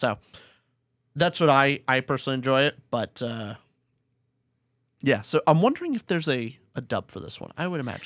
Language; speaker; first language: English; native; English